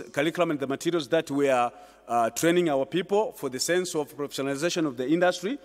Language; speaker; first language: English; non-native, local second language; Swahili